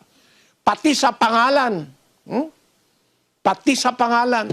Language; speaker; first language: Filipino; native; Filipino